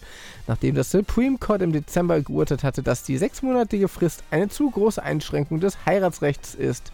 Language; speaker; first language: German; native; German